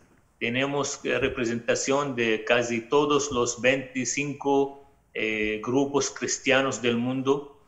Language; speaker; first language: Spanish; non-native, fluent; Arabic